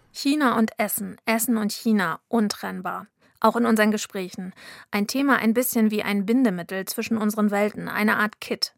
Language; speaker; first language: German; native; German